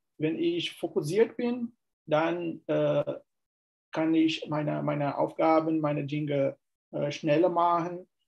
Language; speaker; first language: German; non-native, learner; Portuguese